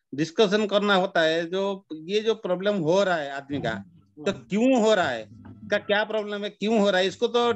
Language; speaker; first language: Hindi; non-native, local second language; Odia